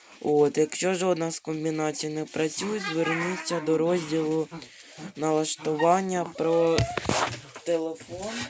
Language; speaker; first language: Ukrainian; non-native, local second language; Russian